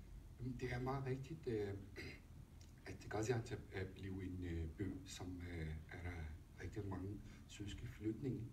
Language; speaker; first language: Danish; non-native, fluent; Turkish